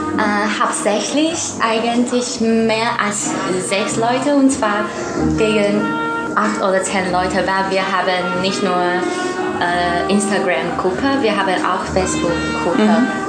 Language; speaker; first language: German; non-native, learner; Chinese